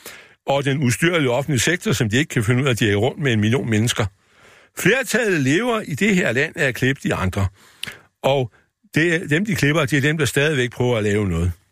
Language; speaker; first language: Danish; native; Danish